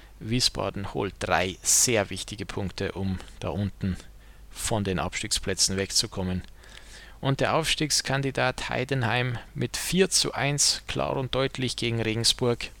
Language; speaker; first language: German; native; German